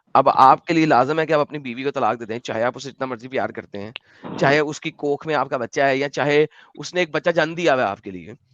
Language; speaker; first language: Urdu; native; Urdu